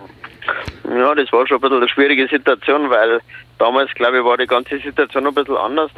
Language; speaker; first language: German; native; German